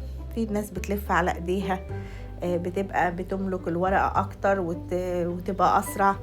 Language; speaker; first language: Arabic; native; Arabic